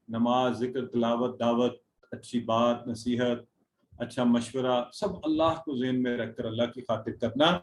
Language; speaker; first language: Urdu; native; Urdu